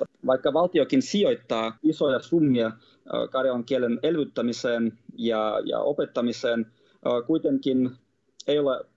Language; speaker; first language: Finnish; non-native, fluent; Russian